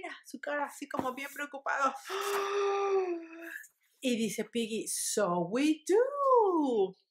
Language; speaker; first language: Spanish; early bilingual, heritage; Spanish